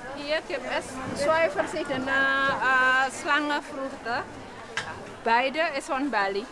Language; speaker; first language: German; non-native, learner; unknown